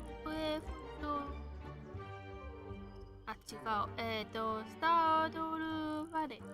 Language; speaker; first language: Japanese; non-native, learner; Chinese